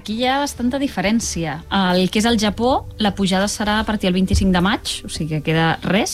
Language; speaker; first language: Catalan; native; Catalan